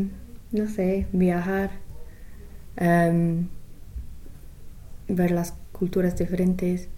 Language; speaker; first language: Spanish; non-native, fluent; English